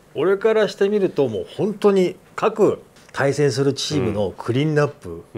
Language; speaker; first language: Japanese; native; Japanese